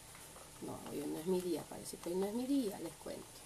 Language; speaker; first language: Spanish; native; Spanish